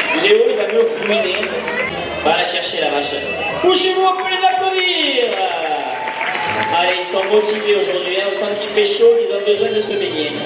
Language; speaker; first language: French; native; French